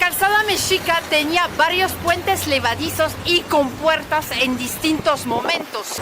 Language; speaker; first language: Spanish; native; Spanish